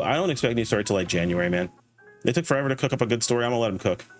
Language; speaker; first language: English; native; English